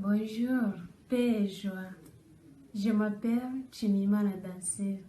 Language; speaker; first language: French; non-native, local second language; Kinyarwanda